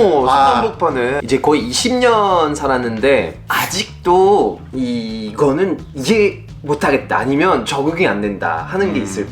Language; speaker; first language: Korean; non-native, fluent; French